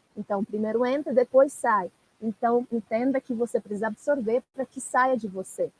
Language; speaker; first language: Portuguese; non-native, fluent; Italian